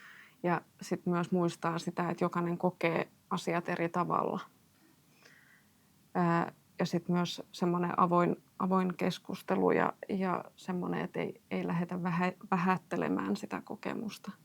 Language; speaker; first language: Finnish; native; Finnish